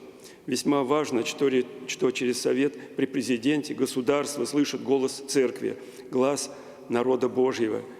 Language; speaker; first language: Russian; native; Russian